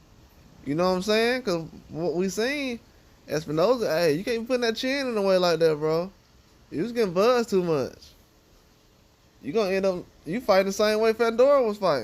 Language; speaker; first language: English; native; English